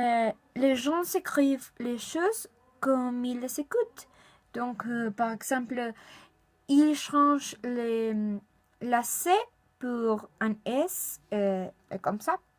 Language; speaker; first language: French; non-native, learner; Spanish